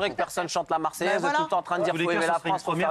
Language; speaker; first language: French; native; French